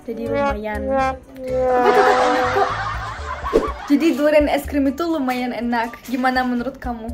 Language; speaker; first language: Indonesian; non-native, fluent; German